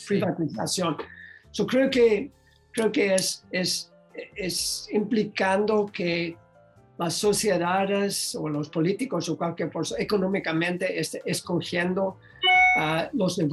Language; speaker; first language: Spanish; non-native, learner; English